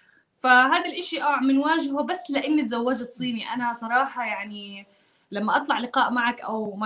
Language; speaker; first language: Arabic; native; Arabic